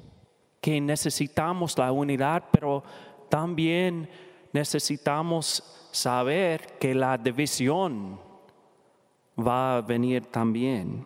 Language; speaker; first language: Spanish; non-native, learner; English